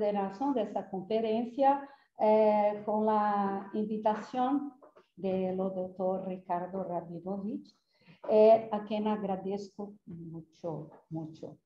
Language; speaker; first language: Spanish; non-native, fluent; Portuguese